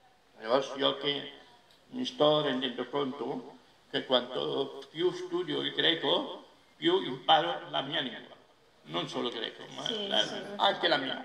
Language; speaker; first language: Italian; non-native, fluent; Catalan